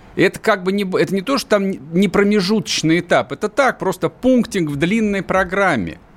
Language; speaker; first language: Russian; native; Russian